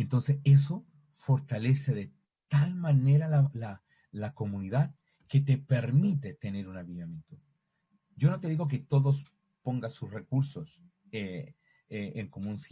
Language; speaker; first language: Spanish; native; Spanish